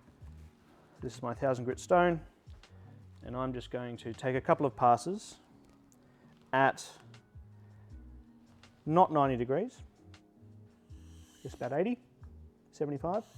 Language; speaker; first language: English; native; English